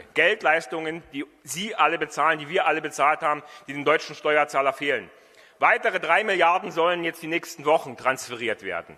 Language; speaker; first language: German; native; German